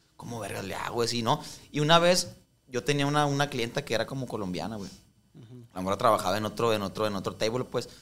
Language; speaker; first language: Spanish; native; Spanish